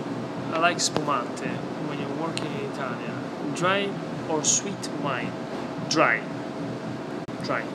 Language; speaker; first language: English; non-native, fluent; Italian